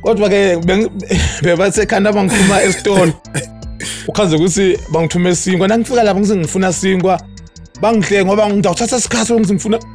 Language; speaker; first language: Zulu; non-native, local second language; Swati